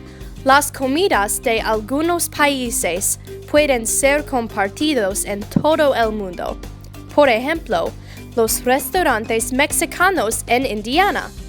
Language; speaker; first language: Spanish; non-native, learner; English